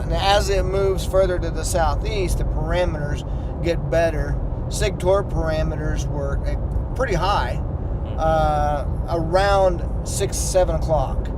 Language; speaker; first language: English; native; English